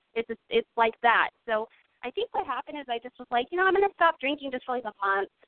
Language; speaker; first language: English; native; English